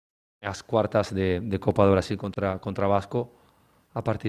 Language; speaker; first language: Portuguese; non-native, learner; Spanish